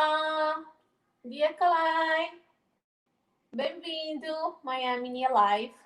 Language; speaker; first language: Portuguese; non-native, local second language; Tetum